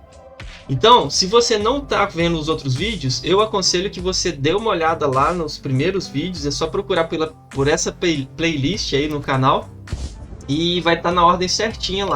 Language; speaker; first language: Portuguese; native; Portuguese